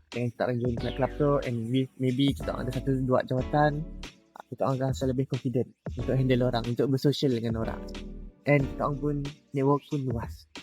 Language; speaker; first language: Malay; native; Malay